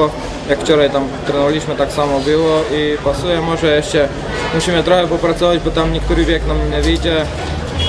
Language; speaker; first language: Polish; non-native, fluent; Croatian